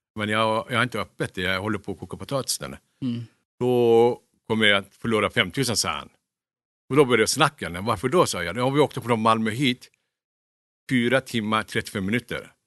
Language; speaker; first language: Swedish; non-native, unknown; Turkish